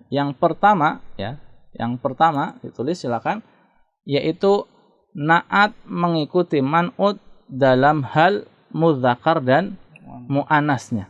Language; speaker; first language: Indonesian; native; Indonesian